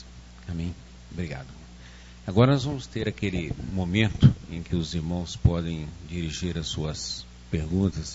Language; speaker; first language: Portuguese; native; Portuguese